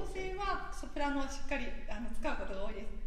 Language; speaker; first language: Japanese; native; Japanese